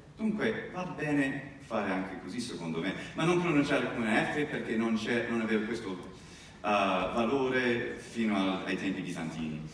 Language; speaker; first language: Italian; non-native, fluent; English